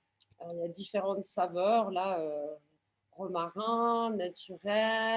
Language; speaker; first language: French; native; French